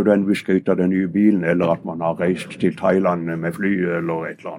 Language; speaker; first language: Norwegian; native; Norwegian